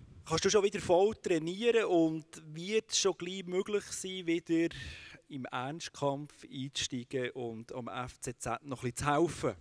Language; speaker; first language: German; native; German